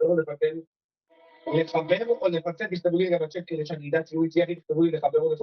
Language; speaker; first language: Hebrew; native; Hebrew